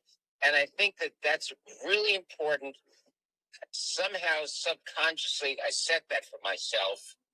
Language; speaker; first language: English; native; English